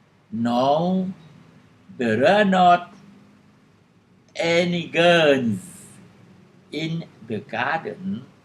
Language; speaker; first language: English; non-native, fluent; Thai